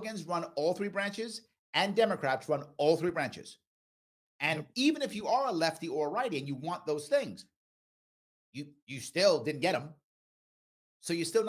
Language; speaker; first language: English; native; English